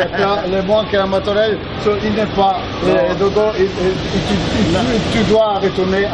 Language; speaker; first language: French; non-native, learner; Italian